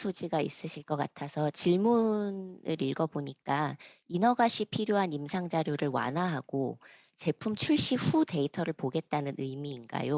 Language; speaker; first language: Korean; native; Korean